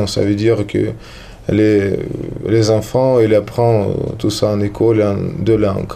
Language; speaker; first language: French; non-native, learner; Russian